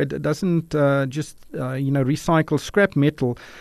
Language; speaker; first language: English; non-native, local second language; Afrikaans